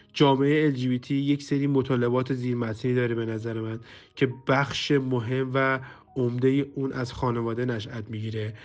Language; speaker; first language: Persian; native; Persian